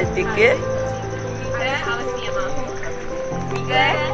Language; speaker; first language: Sinhala; non-native, local second language; Tamil